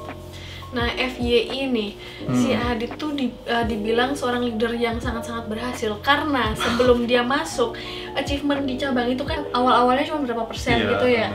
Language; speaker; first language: Indonesian; native; Indonesian